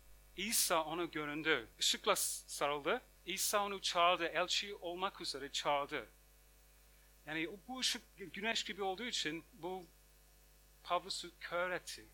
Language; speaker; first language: Turkish; non-native, fluent; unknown